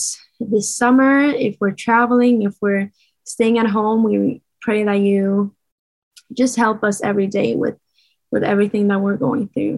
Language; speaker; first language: English; non-native, fluent; Swedish